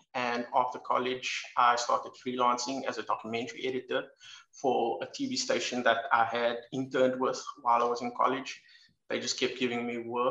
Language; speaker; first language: English; native; English